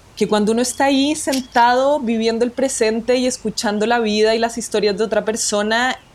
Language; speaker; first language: Spanish; native; Spanish